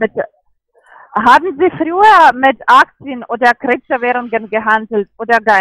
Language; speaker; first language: German; non-native, learner; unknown